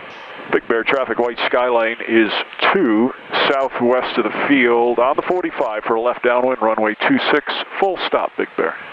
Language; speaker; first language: English; native; English